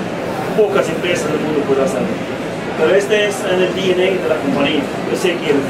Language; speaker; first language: Spanish; non-native, fluent; Swedish